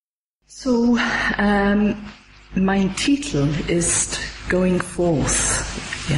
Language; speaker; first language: German; non-native, fluent; English